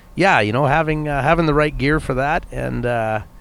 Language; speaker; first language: English; native; English